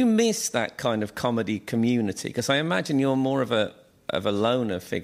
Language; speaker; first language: English; native; English